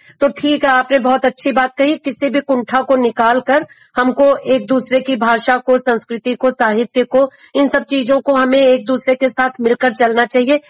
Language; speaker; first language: Hindi; native; Hindi